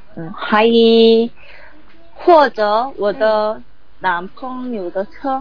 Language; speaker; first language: Chinese; non-native, learner; Korean